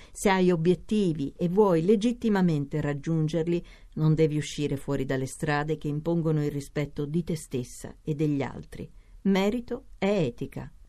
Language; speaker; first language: Italian; native; Italian